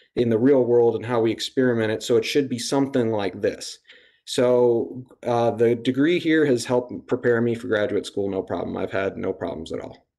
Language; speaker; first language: English; native; English